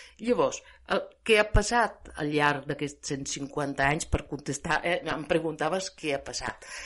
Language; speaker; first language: Catalan; non-native, fluent; Italian